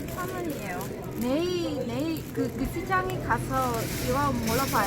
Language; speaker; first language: Korean; non-native, learner; Vietnamese